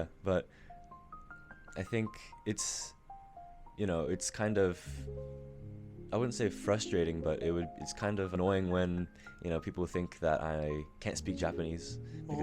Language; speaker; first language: English; early bilingual, other home language; Japanese